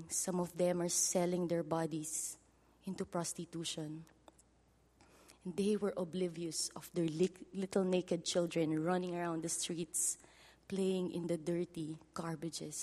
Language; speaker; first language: English; non-native, local second language; Filipino